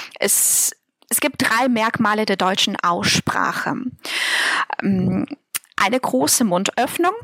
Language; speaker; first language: German; non-native, fluent; Russian